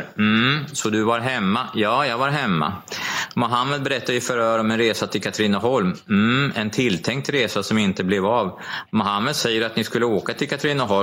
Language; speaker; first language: Swedish; native; Swedish